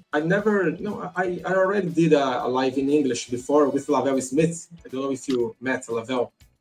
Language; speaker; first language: English; non-native, fluent; Portuguese